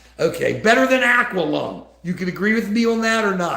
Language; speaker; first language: English; native; English